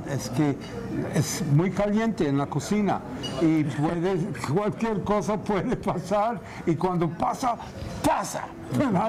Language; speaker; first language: Spanish; non-native, fluent; English